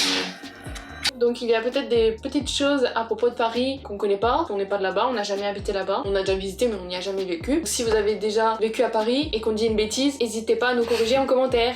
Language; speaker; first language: French; native; French